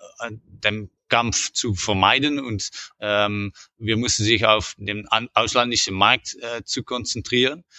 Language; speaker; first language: German; non-native, learner; Dutch